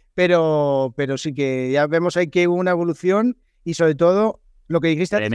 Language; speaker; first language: Spanish; native; Spanish